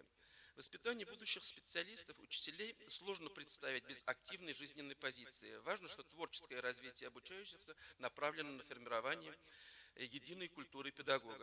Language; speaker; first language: Russian; native; Russian